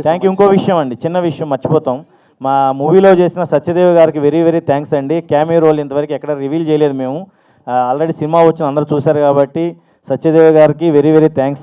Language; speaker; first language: Telugu; native; Telugu